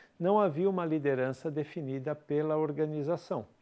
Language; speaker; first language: Portuguese; native; Portuguese